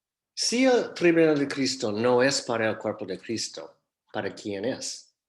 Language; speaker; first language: Spanish; non-native, fluent; English